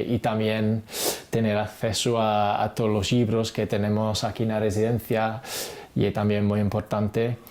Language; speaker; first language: Spanish; non-native, fluent; English